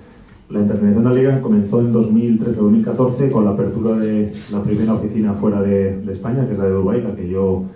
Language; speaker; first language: Spanish; native; Spanish